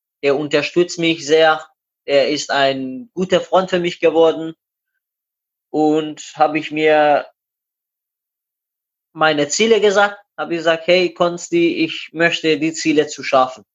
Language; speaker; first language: German; non-native, learner; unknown